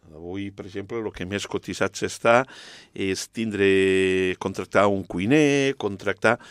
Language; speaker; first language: Catalan; non-native, local second language; Spanish